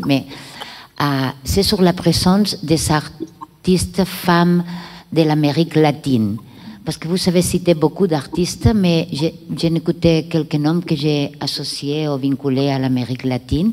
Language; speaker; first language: French; non-native, learner; Catalan